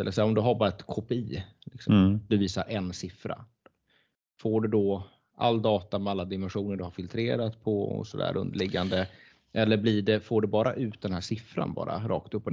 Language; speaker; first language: Swedish; native; Swedish